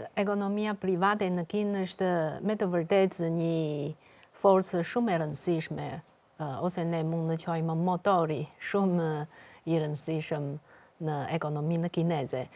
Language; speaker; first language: Albanian; non-native, fluent; Chinese